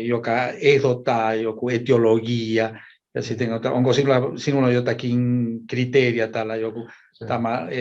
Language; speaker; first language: Finnish; non-native, learner; Spanish